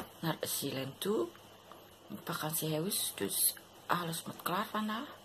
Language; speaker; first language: Dutch; non-native, learner; Indonesian